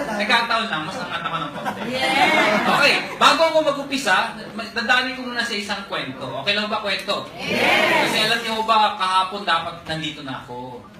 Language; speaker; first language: Filipino; non-native, local second language; Hiligaynon